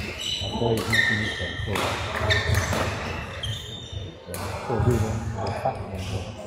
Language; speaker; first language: Chinese; native; Chinese